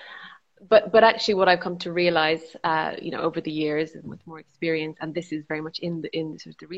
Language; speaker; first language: English; native; English